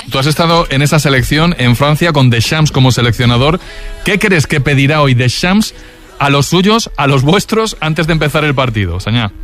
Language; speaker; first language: Spanish; native; Spanish